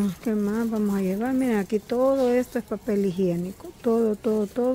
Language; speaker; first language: Spanish; native; Spanish